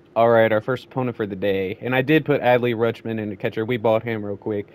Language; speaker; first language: English; native; English